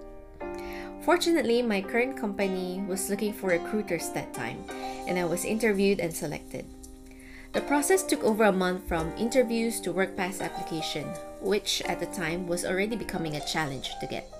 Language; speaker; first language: English; non-native, local second language; Filipino